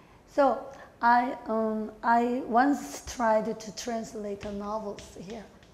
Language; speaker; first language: English; non-native, fluent; Korean